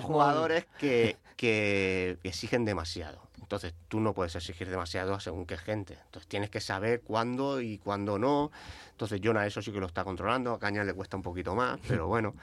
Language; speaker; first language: Spanish; native; Spanish